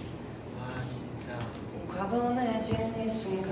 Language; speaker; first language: Korean; non-native, fluent; Japanese